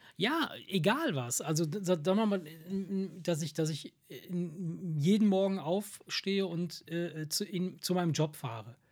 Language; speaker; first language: German; early bilingual, other home language; Italian